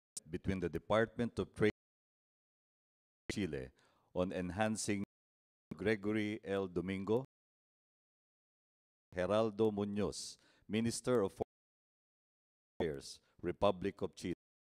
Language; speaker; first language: English; non-native, local second language; Filipino